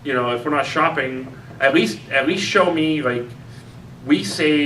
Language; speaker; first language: English; native; English